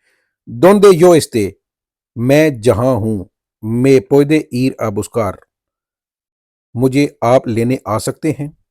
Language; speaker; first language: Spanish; non-native, fluent; Urdu